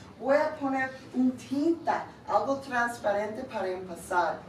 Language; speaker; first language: Spanish; non-native, learner; English